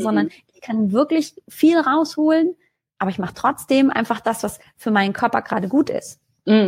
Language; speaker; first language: German; native; German